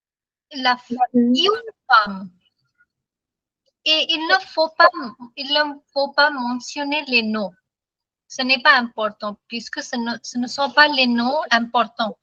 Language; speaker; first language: French; non-native, fluent; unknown